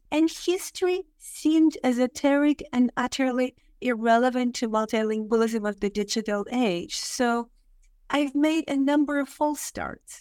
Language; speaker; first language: English; non-native, fluent; Russian